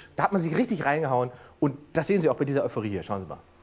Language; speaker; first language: German; native; German